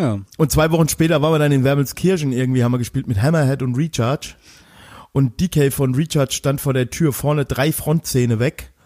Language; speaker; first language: German; native; German